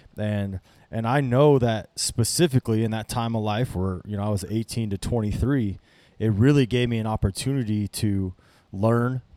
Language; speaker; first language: English; native; English